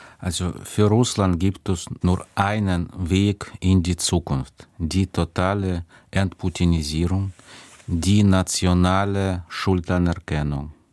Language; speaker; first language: German; non-native, fluent; Russian